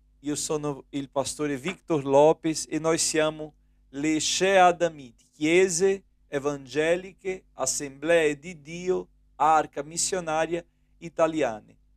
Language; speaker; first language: Italian; non-native, fluent; Portuguese